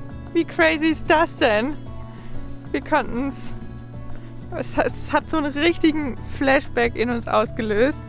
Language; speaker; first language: German; native; German